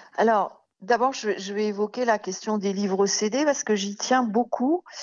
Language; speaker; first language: French; native; French